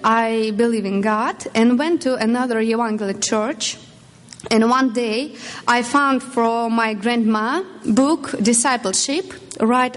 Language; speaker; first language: English; non-native, learner; Russian